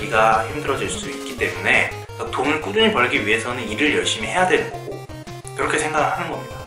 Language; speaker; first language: Korean; native; Korean